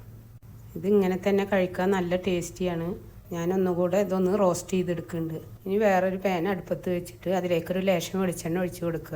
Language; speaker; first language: Malayalam; native; Malayalam